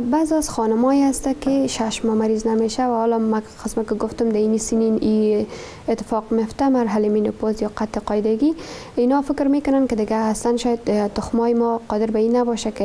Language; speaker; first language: Persian; native; Persian